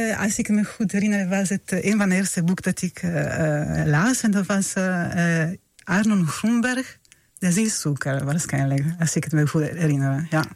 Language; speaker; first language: Dutch; non-native, fluent; Italian